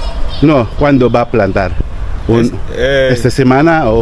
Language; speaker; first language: Spanish; non-native, learner; Filipino